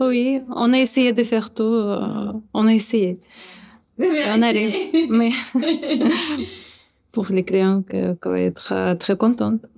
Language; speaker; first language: French; non-native, learner; Russian